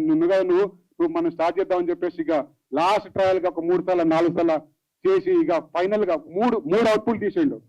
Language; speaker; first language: Telugu; native; Telugu